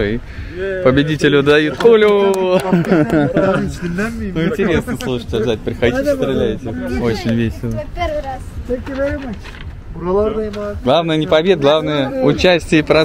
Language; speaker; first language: Russian; native; Russian